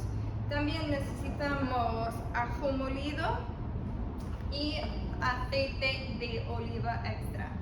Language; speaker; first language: Spanish; early bilingual, heritage; Spanish